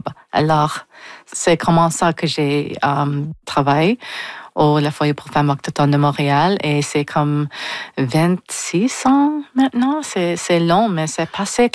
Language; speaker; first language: French; non-native, local second language; English